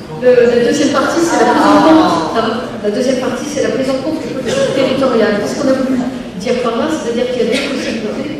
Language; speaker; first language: French; native; French